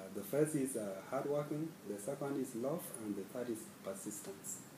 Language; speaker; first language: English; non-native, fluent; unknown